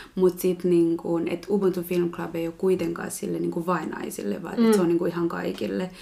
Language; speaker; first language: Finnish; early bilingual, other home language; Kinyarwanda